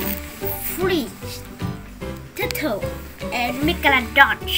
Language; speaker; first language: English; non-native, learner; Thai